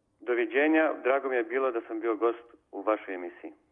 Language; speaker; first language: Serbian; native; Serbian